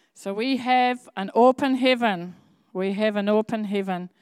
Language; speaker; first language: English; native; English